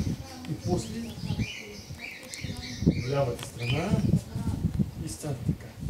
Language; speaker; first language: Bulgarian; non-native, learner; Russian